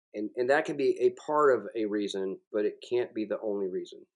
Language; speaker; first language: English; native; English